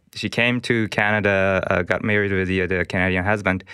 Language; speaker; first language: English; non-native, learner; Japanese